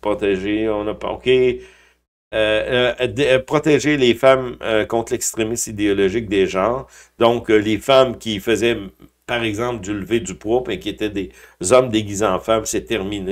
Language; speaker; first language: French; native; French